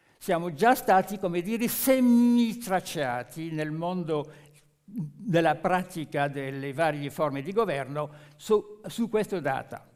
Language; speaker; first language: Italian; non-native, fluent; French